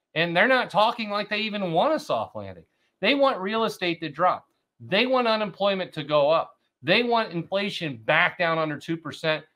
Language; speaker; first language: English; native; English